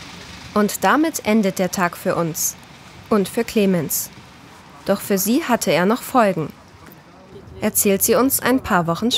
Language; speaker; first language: German; native; German